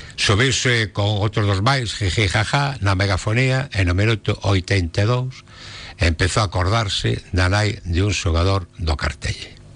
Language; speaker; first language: Galician; non-native, local second language; Spanish